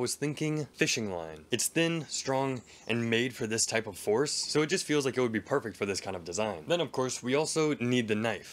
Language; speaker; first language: English; native; English